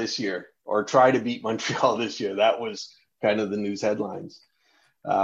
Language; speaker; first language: English; native; English